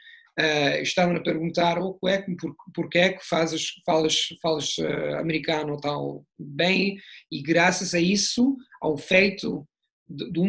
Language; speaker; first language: Portuguese; non-native, fluent; Italian